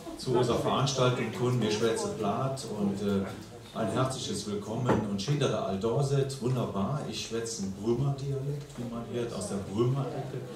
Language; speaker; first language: German; native; German